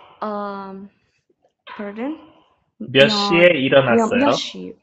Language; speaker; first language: Korean; non-native, learner; Indonesian